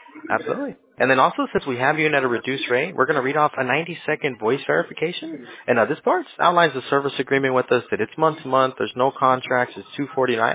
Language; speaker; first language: English; early bilingual, other home language; Spanish